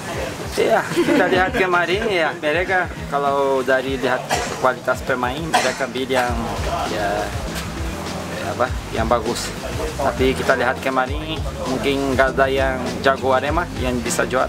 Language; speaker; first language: Indonesian; non-native, fluent; Portuguese